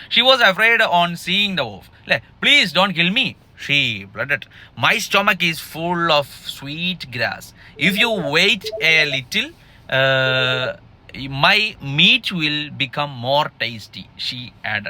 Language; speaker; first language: English; non-native, local second language; Malayalam